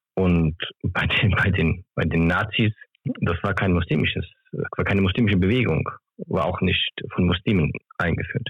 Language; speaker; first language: German; early bilingual, other home language; Turkish